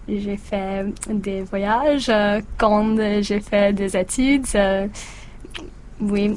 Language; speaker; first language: French; non-native, learner; English